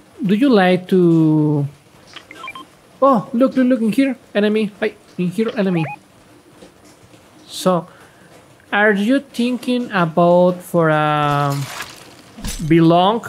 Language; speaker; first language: English; non-native, learner; Spanish